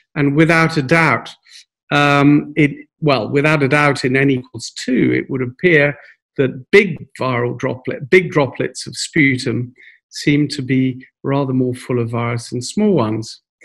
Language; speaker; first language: English; native; English